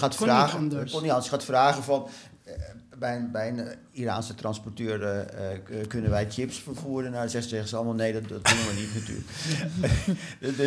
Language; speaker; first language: Dutch; native; Dutch